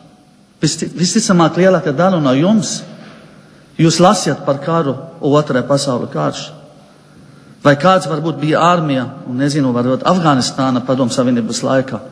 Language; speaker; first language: Latvian; non-native, fluent; Arabic